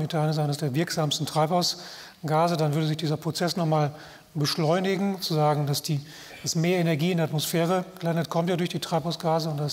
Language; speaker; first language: German; native; German